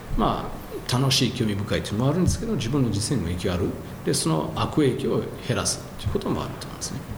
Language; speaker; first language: Japanese; non-native, fluent; French